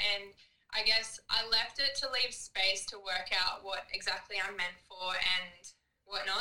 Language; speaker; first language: English; native; English